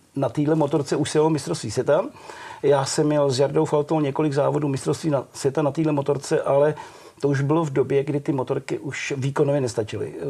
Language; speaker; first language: Czech; native; Czech